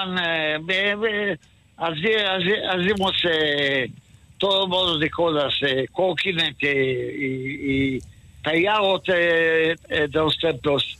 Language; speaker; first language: Spanish; early bilingual, heritage; Ladino